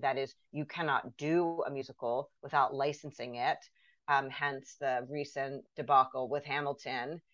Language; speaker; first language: English; native; English